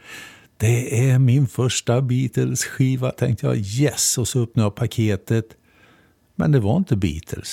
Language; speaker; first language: Swedish; native; Swedish